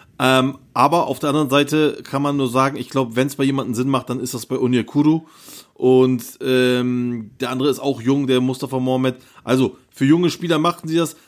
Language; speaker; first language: German; early bilingual, other home language; Turkish